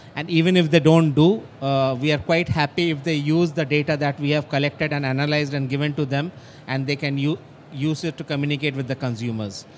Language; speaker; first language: English; non-native, local second language; Bangla